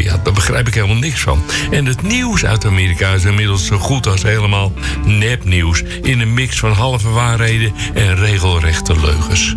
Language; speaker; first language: Dutch; native; Dutch